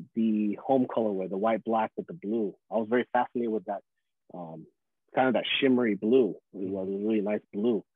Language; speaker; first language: English; early bilingual, other home language; Filipino